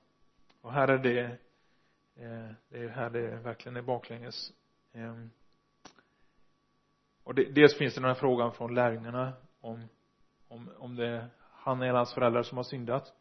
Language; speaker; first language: Swedish; non-native, fluent; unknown